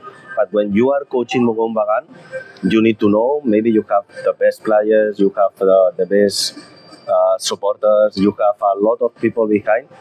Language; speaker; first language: English; non-native, fluent; Spanish